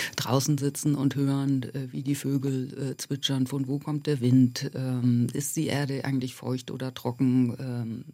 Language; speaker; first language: German; native; German